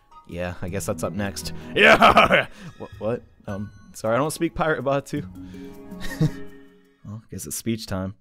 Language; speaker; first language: English; native; English